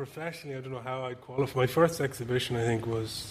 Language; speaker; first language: English; native; English